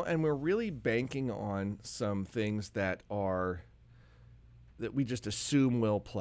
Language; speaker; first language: English; native; English